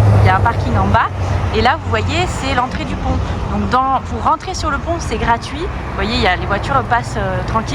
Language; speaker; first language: French; native; French